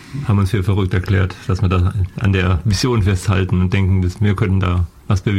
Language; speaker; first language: German; native; German